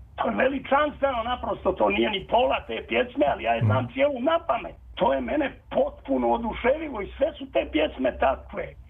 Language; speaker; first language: Serbian; native; Serbian